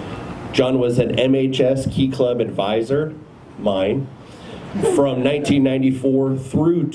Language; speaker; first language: English; native; English